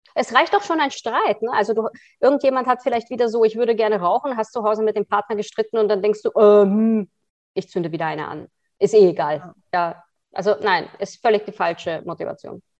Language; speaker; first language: German; early bilingual, other home language; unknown